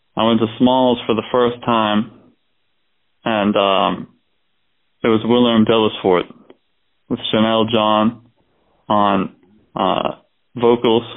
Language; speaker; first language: English; native; English